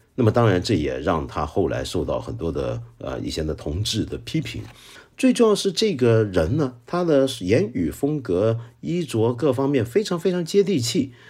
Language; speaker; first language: Chinese; non-native, local second language; Cantonese